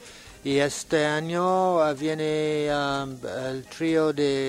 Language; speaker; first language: Spanish; non-native, learner; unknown